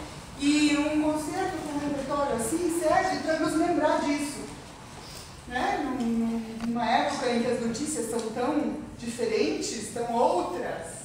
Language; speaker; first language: Portuguese; native; Portuguese